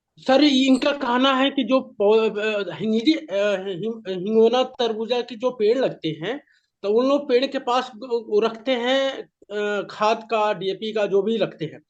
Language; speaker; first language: Hindi; native; Hindi